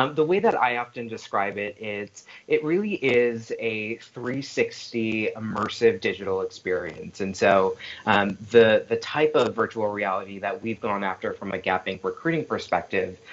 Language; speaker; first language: English; native; English